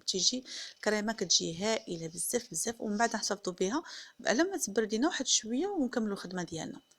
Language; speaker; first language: Arabic; native; Arabic